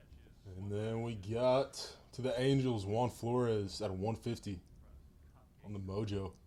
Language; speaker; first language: English; native; English